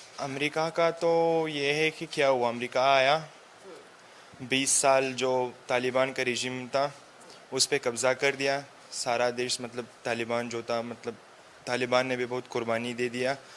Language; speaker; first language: Hindi; non-native, fluent; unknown